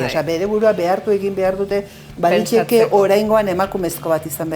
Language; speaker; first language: Basque; native; Basque